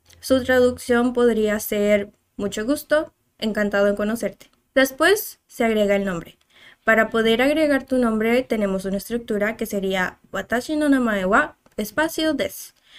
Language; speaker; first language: Spanish; native; Spanish